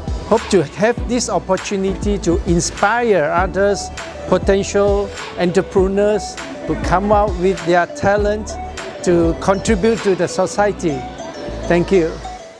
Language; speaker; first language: English; non-native, local second language; Chinese